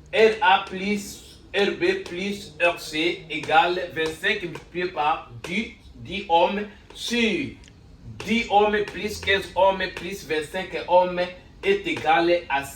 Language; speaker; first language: French; non-native, learner; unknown